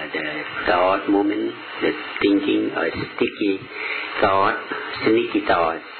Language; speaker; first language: English; non-native, learner; Thai